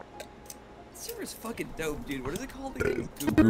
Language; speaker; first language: English; native; English